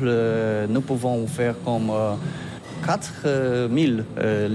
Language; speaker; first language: French; non-native, learner; Polish